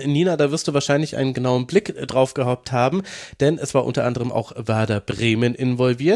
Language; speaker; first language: German; native; German